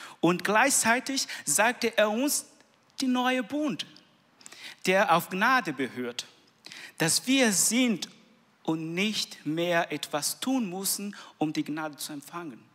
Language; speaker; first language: German; non-native, learner; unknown